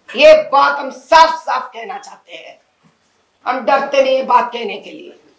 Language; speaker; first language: Hindi; non-native, local second language; Telugu